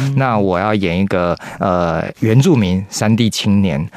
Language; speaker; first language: Chinese; non-native, local second language; Min Nan Chinese